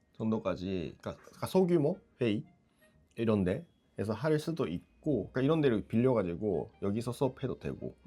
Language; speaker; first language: Korean; non-native, fluent; Japanese